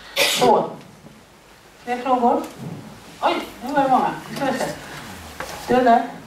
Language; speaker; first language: Swedish; native; Swedish